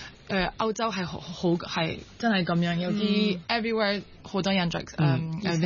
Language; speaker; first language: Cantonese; non-native, local second language; French